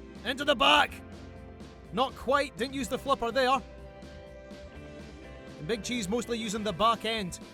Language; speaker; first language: English; native; English